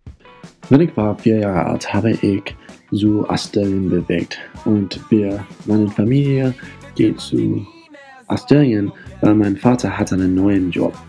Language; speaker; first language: German; non-native, learner; English